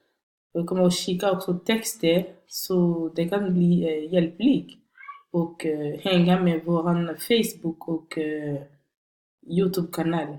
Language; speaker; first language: Swedish; non-native, fluent; French